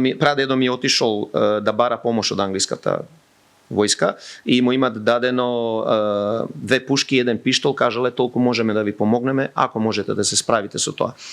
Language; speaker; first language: Macedonian; early bilingual, heritage; Macedonian